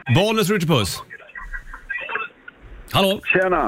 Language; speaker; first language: Swedish; native; Swedish